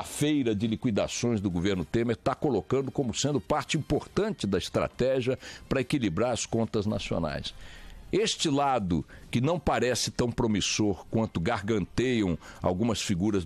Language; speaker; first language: Portuguese; native; Portuguese